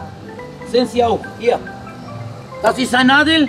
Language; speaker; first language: German; non-native, learner; Spanish